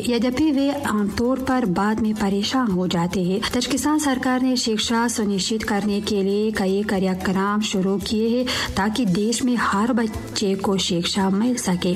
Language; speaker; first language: Hindi; non-native, fluent; Tajik